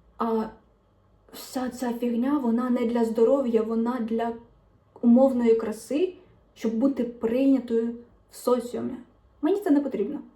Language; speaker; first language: Ukrainian; non-native, local second language; Russian